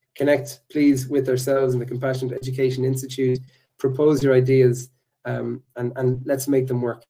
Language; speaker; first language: English; native; English